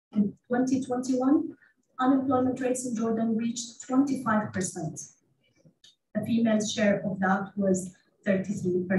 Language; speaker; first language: English; non-native, fluent; Arabic